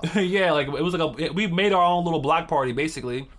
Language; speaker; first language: English; native; English